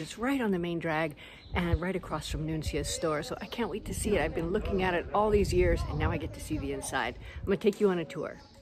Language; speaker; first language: English; native; English